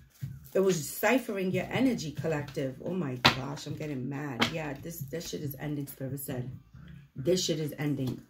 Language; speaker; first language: English; native; English